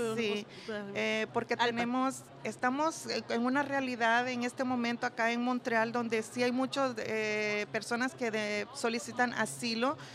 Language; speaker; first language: Spanish; native; Spanish